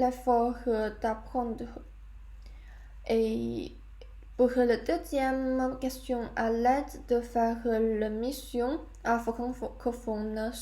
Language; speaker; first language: French; non-native, learner; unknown